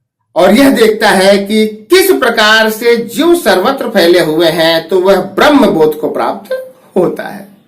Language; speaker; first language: Hindi; native; Hindi